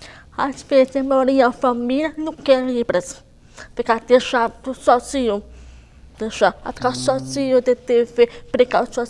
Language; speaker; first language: Portuguese; non-native, local second language; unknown